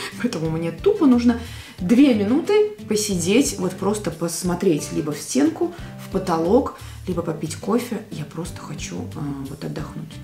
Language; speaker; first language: Russian; non-native, local second language; Latvian